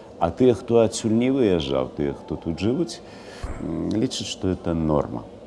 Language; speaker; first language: Belarusian; native; Belarusian